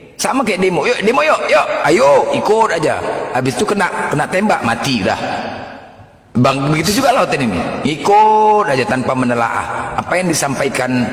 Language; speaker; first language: Indonesian; native; Indonesian